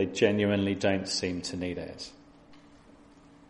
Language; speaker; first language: English; native; English